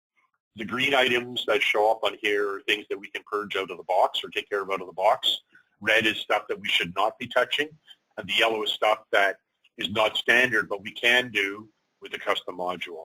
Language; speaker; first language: English; native; English